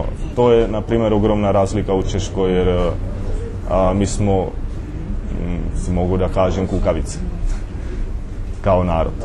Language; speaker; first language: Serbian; non-native, fluent; Czech